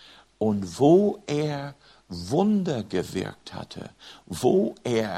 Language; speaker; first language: German; non-native, fluent; English